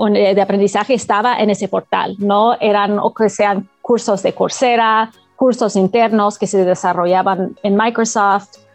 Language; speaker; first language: Spanish; non-native, fluent; English